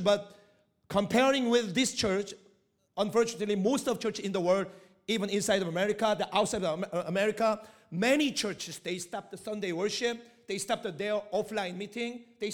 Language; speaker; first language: English; non-native, fluent; Korean